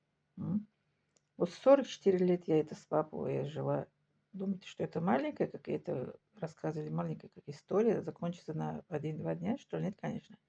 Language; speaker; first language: Russian; non-native, local second language; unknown